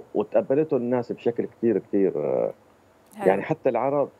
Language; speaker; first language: Arabic; native; Arabic